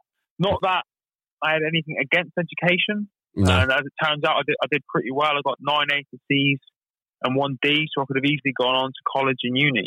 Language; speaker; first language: English; native; English